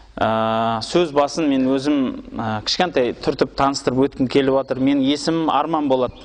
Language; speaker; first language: Kazakh; native; Kazakh